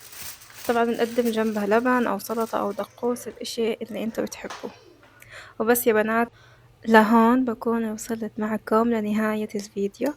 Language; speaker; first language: Arabic; native; Arabic